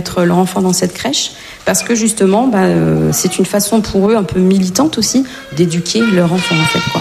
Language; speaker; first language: French; native; French